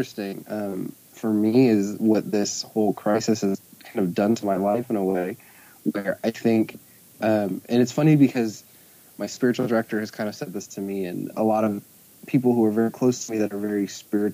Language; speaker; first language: English; native; English